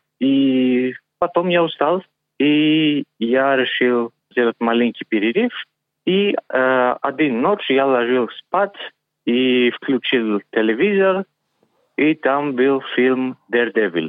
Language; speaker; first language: Russian; non-native, learner; Greek